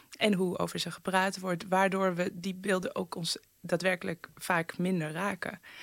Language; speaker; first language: Dutch; early bilingual, other home language; Persian